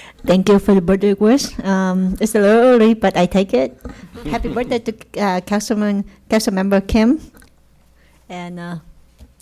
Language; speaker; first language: English; non-native, fluent; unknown